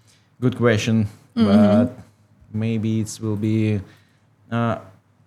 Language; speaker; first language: English; non-native, learner; Russian